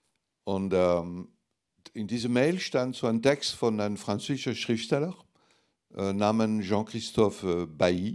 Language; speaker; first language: German; non-native, fluent; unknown